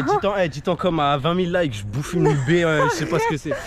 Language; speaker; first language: French; native; French